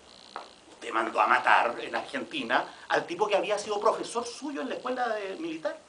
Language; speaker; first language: Spanish; native; Spanish